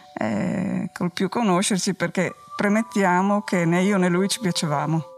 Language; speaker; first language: Italian; non-native, local second language; Friulian